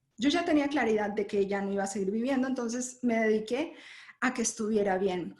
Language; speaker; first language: Spanish; native; Spanish